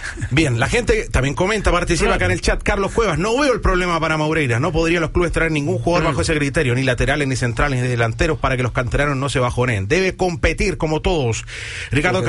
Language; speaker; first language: Spanish; native; Spanish